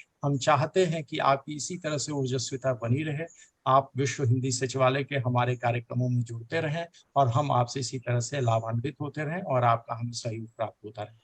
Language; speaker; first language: Hindi; native; Hindi